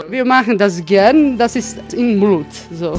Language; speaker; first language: German; non-native, learner; Croatian